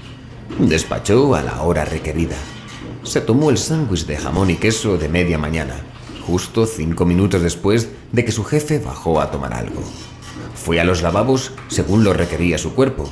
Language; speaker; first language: Spanish; native; Spanish